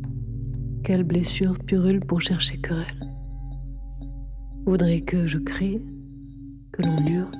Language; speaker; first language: French; native; French